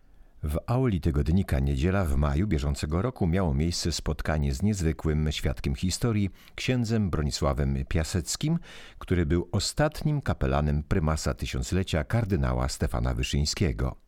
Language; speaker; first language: Polish; native; Polish